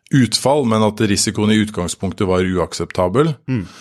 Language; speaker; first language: Norwegian; native; Norwegian